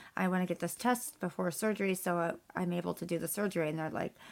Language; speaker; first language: English; native; English